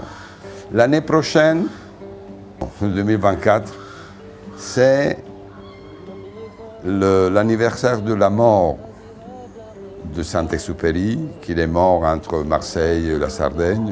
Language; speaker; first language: French; non-native, fluent; Italian